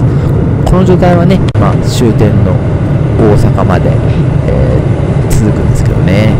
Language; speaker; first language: Japanese; native; Japanese